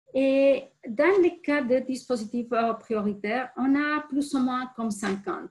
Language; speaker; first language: French; non-native, fluent; Spanish